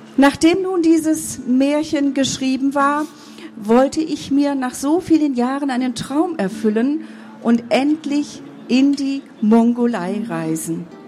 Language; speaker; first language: German; early bilingual, other home language; Kurdish